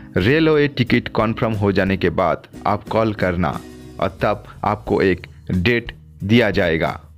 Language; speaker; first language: Hindi; non-native, local second language; Bangla